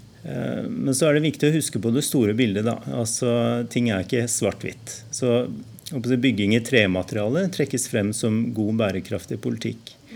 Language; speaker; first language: Norwegian; native; Norwegian